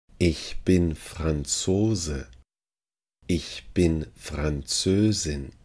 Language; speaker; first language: German; non-native, fluent; Uzbek